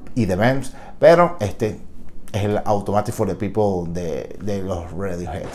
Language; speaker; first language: Spanish; native; Spanish